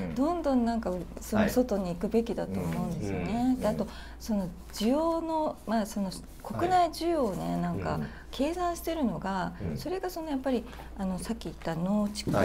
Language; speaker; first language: Japanese; native; Japanese